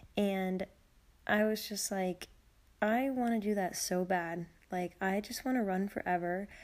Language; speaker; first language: English; native; English